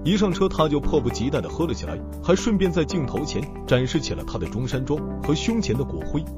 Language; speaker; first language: Chinese; native; Chinese